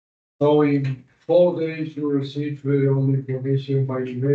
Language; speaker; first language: English; non-native, learner; Spanish